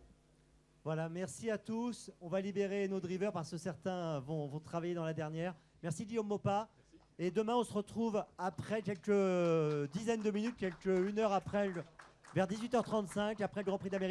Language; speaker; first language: French; native; French